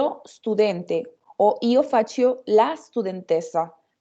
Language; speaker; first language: Italian; non-native, fluent; Spanish